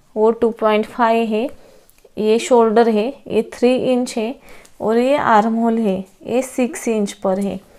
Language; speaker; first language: Hindi; non-native, local second language; Marathi